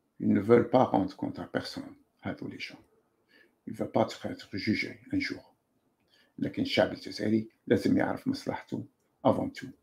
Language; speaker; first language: French; non-native, local second language; Arabic